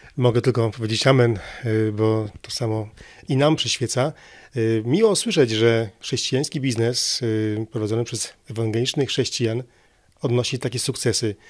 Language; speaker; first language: Polish; native; Polish